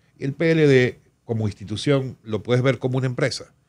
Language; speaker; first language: Spanish; native; Spanish